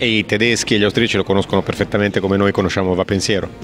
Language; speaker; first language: Italian; native; Italian